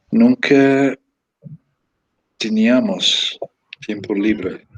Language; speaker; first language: Spanish; non-native, learner; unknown